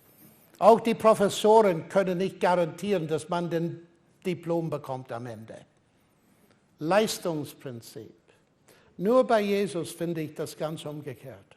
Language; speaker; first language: German; non-native, fluent; English